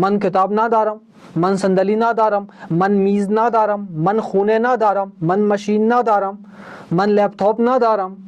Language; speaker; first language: Persian; non-native, fluent; Urdu